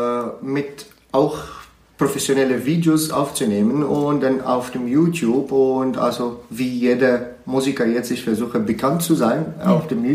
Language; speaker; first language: German; non-native, learner; Arabic